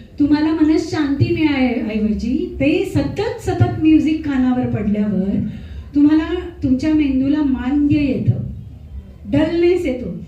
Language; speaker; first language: Marathi; native; Marathi